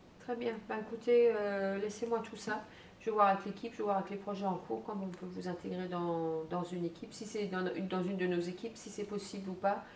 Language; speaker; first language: French; native; French